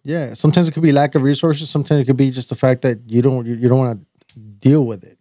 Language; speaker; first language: English; early bilingual, other home language; Spanish